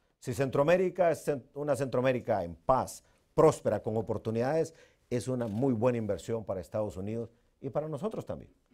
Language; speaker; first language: Spanish; native; Spanish